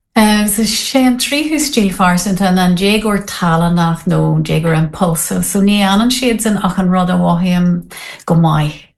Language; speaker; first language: Irish; non-native, local second language; English